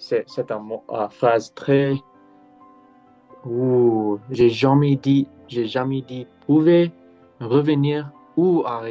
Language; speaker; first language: French; non-native, learner; English